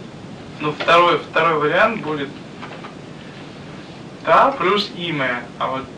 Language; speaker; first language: Russian; native; Russian